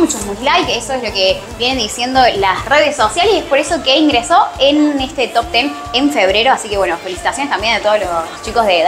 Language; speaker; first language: Spanish; native; Spanish